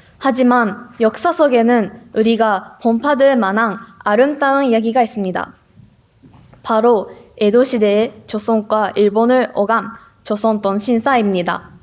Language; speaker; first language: Korean; non-native, learner; Japanese